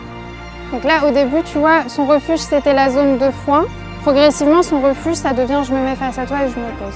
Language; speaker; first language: French; native; French